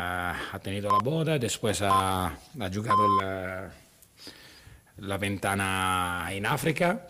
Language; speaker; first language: Spanish; non-native, fluent; Italian